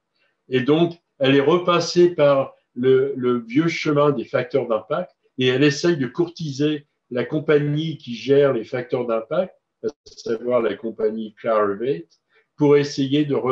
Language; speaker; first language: French; native; French